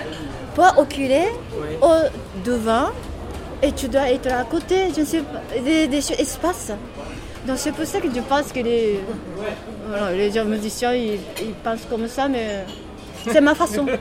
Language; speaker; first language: French; non-native, learner; Japanese